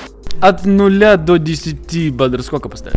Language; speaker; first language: Russian; native; Russian